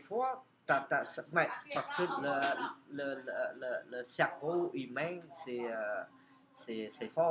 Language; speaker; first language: French; non-native, fluent; Khmer